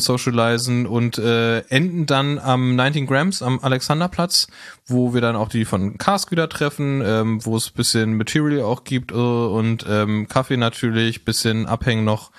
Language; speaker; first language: German; native; German